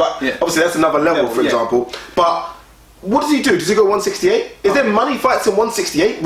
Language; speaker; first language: English; native; English